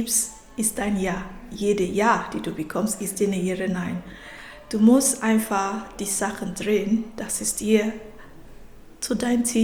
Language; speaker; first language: German; non-native, fluent; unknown